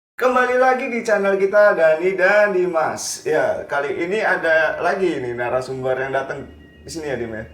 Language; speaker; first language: Indonesian; native; Indonesian